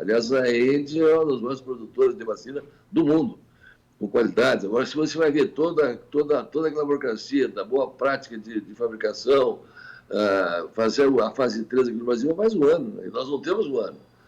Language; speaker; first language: Portuguese; native; Portuguese